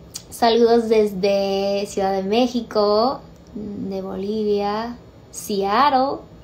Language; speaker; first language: Spanish; early bilingual, heritage; Spanish